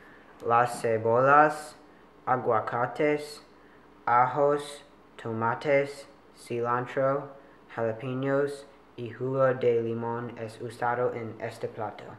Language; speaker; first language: Spanish; non-native, learner; English